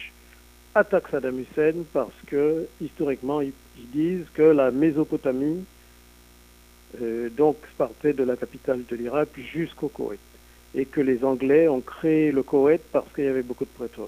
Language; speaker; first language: French; native; French